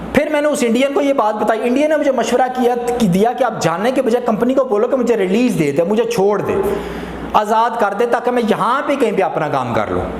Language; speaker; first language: Urdu; non-native, local second language; Punjabi